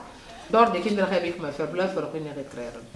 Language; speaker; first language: Dutch; non-native, learner; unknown